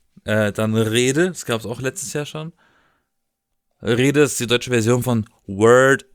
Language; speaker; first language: German; native; German